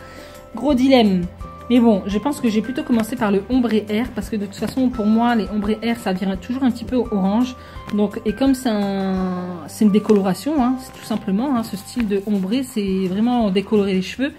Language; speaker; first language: French; native; French